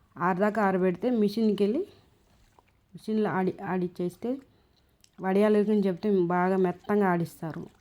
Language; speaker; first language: Telugu; non-native, local second language; Tamil